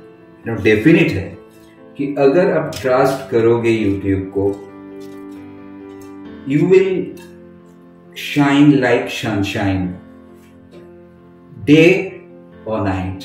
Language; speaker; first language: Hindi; non-native, local second language; Bangla